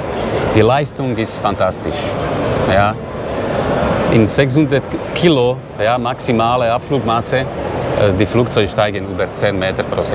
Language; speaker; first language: German; non-native, learner; Slovak